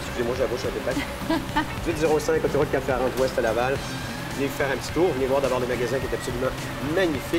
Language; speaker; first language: French; native; French